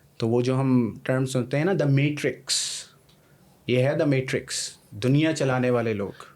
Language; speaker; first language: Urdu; native; Urdu